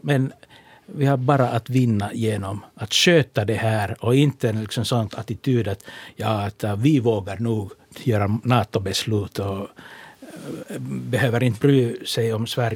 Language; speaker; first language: Swedish; non-native, local second language; Finnish